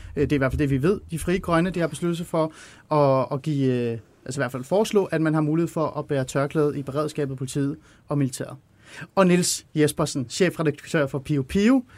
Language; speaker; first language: Danish; early bilingual, other home language; Persian